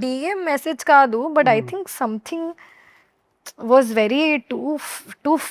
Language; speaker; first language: Telugu; non-native, learner; Hindi